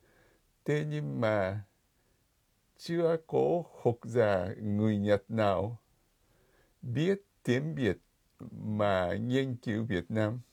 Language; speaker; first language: Vietnamese; non-native, fluent; Japanese